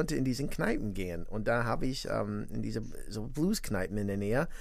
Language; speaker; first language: German; non-native, fluent; English